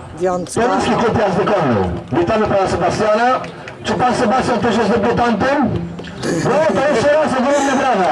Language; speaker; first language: Polish; native; Polish